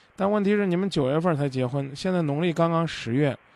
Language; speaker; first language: Chinese; non-native, local second language; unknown